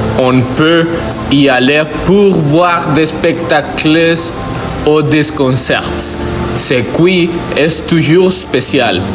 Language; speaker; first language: French; non-native, learner; Spanish